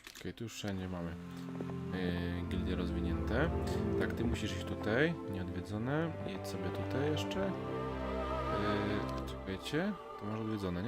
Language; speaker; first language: Polish; native; Polish